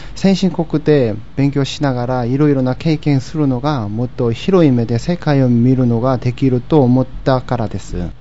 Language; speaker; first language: Japanese; non-native, learner; Korean